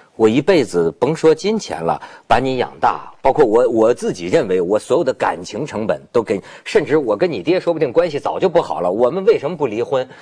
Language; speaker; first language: Chinese; native; Chinese